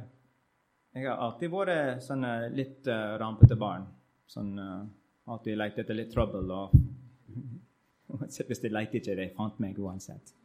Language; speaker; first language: Norwegian; non-native, learner; English